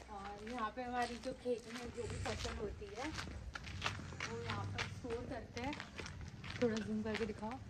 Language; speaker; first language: Hindi; non-native, local second language; Gujarati